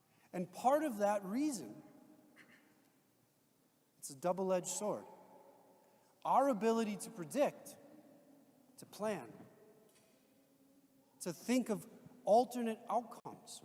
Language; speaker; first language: English; native; English